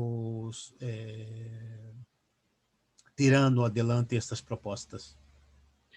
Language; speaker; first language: Spanish; non-native, fluent; Portuguese